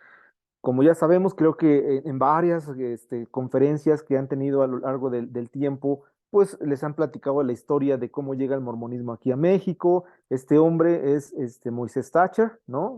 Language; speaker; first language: Spanish; native; Spanish